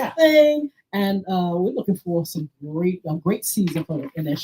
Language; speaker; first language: English; native; English